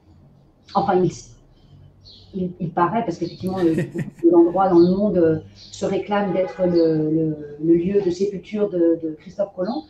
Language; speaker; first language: French; native; French